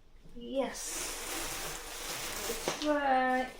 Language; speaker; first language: English; non-native, learner; Nepali